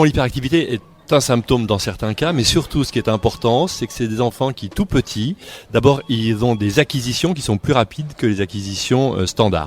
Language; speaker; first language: French; native; French